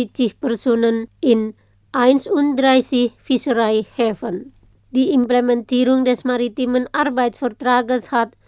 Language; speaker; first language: German; non-native, fluent; Indonesian